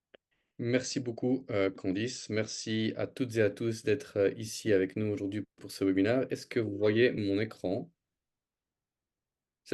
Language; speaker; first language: French; native; French